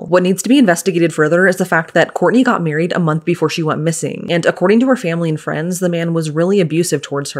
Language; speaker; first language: English; native; English